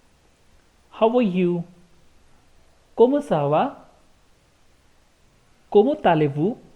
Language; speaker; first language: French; non-native, fluent; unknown